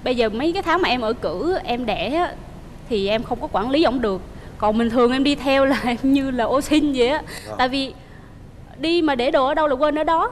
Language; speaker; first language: Vietnamese; native; Vietnamese